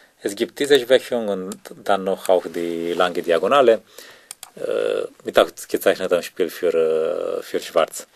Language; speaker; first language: German; non-native, learner; Romanian